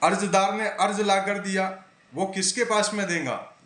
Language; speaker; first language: Hindi; non-native, local second language; Marathi